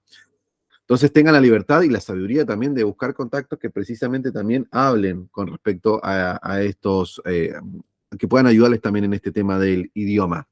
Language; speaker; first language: Spanish; native; Spanish